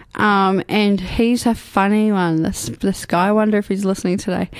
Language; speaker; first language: English; native; English